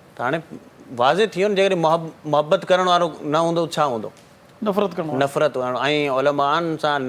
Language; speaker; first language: Sindhi; non-native, local second language; Marwari